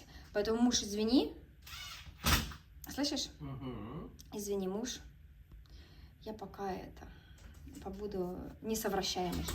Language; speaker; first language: Russian; native; Russian